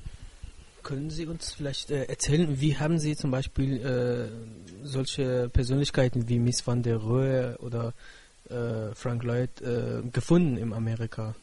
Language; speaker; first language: German; non-native, fluent; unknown